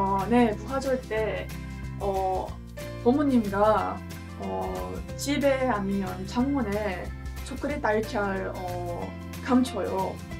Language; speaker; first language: Korean; non-native, learner; English